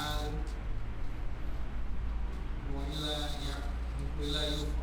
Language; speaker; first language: Arabic; non-native, learner; Indonesian